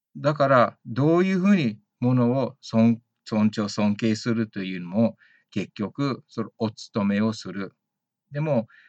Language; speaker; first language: Japanese; early bilingual, heritage; Japanese